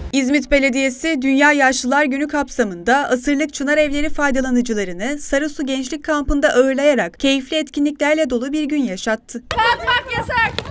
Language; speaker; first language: Turkish; native; Turkish